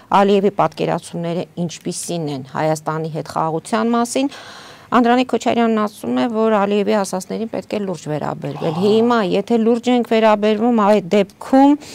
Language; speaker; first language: Armenian; native; Armenian